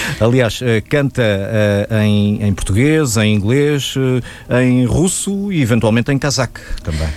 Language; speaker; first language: Portuguese; native; Portuguese